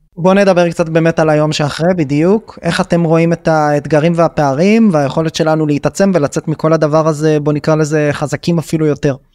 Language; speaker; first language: Hebrew; native; Hebrew